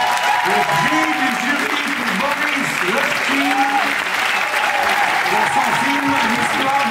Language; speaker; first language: French; native; French